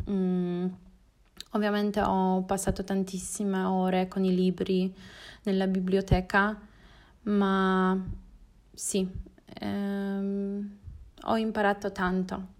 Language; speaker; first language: Italian; non-native, learner; Polish